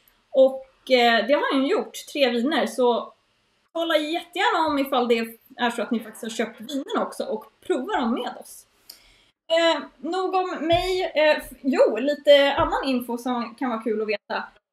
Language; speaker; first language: Swedish; native; Swedish